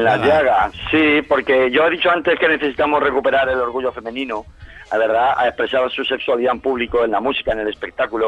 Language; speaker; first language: Spanish; native; Spanish